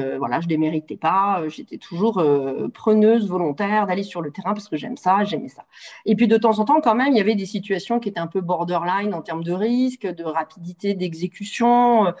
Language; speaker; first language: French; native; French